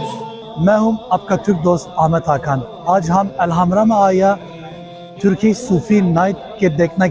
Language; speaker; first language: Hindi; non-native, learner; Turkish